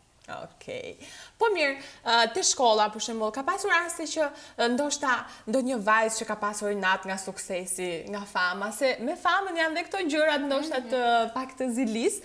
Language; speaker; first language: Albanian; native; Albanian